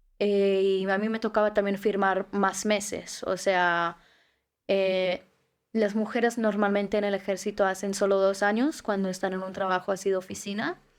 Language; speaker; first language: Spanish; early bilingual, heritage; Spanish